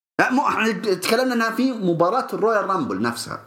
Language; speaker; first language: Arabic; native; Arabic